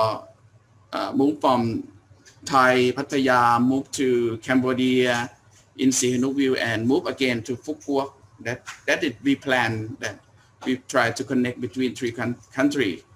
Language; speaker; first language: English; non-native, learner; Thai